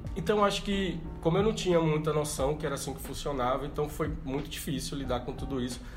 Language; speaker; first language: Portuguese; native; Portuguese